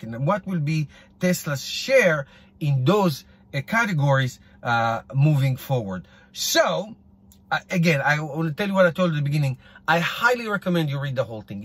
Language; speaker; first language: English; non-native, fluent; Hebrew